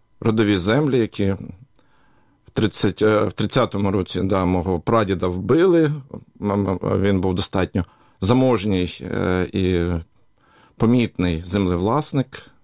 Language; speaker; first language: Ukrainian; native; Ukrainian